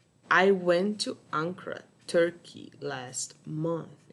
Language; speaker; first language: English; non-native, fluent; Portuguese